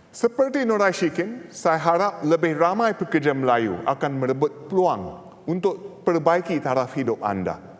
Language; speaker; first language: Malay; non-native, local second language; English